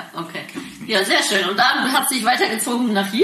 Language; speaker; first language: German; native; German